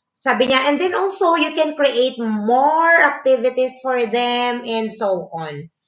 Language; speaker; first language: English; non-native, local second language; Filipino